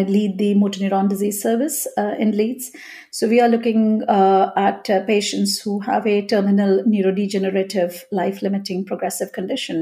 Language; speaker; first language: English; non-native, local second language; Hindi